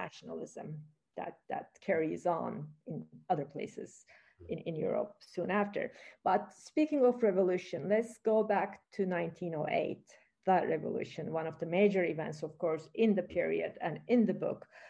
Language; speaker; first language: English; non-native, fluent; Turkish